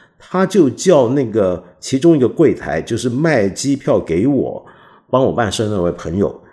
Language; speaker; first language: Chinese; non-native, local second language; Cantonese